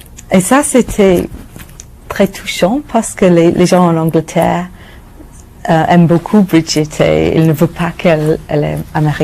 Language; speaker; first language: French; non-native, learner; English